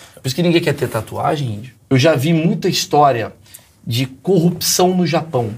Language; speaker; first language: Portuguese; native; Portuguese